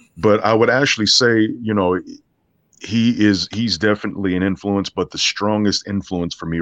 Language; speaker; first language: English; native; English